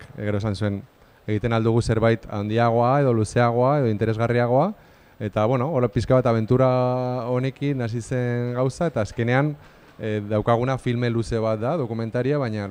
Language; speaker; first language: Basque; non-native, local second language; Spanish